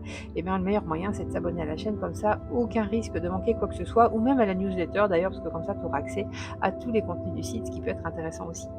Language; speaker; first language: French; native; French